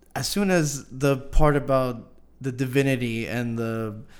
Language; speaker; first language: English; native; English